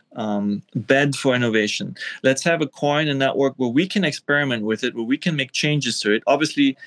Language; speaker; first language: English; non-native, fluent; German